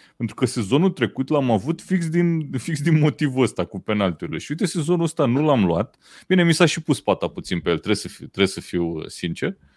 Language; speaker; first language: Romanian; native; Romanian